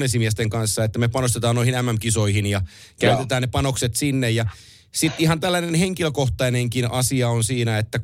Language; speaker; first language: Finnish; native; Finnish